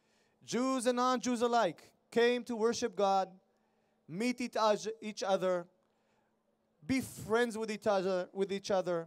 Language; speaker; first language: English; non-native, fluent; Hebrew